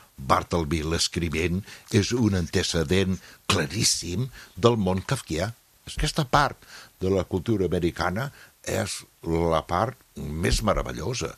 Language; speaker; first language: Catalan; non-native, fluent; English